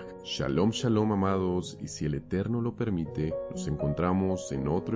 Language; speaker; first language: Spanish; native; Spanish